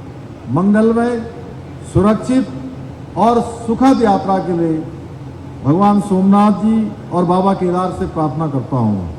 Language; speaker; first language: Hindi; native; Hindi